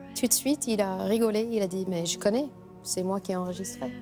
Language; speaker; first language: French; non-native, fluent; English